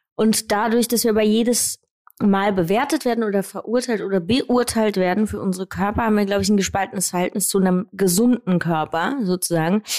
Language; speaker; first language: German; native; German